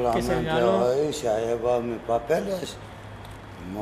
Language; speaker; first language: Spanish; non-native, learner; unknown